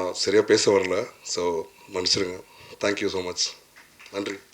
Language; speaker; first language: Tamil; non-native, learner; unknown